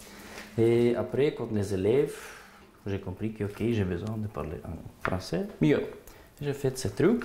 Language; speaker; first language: French; non-native, learner; Gagauz